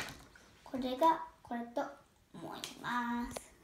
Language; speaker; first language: Japanese; early bilingual, heritage; Japanese